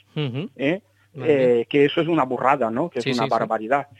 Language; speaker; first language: Spanish; early bilingual, other home language; Portuguese